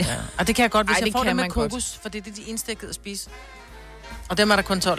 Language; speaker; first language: Danish; native; Danish